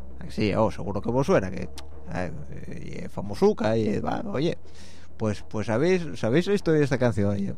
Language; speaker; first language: Spanish; native; Spanish